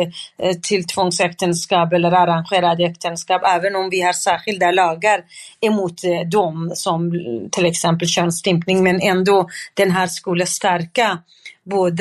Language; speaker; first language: Swedish; non-native, fluent; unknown